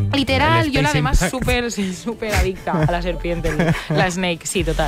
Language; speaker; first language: Spanish; native; Spanish